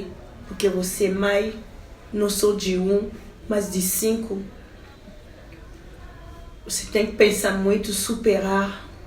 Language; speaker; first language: Portuguese; non-native, fluent; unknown